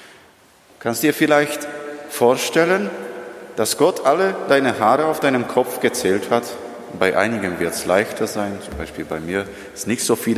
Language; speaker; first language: German; non-native, fluent; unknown